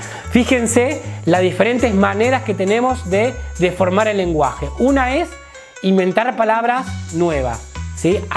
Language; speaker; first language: Spanish; native; Spanish